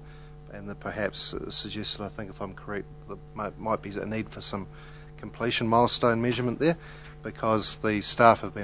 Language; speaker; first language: English; native; English